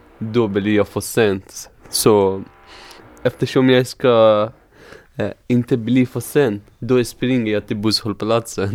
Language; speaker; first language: Swedish; non-native, fluent; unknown